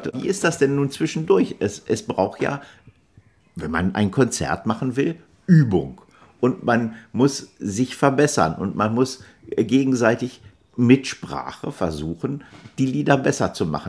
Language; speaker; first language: German; native; German